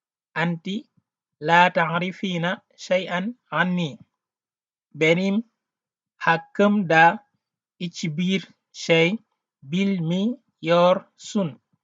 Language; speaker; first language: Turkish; non-native, learner; Wolof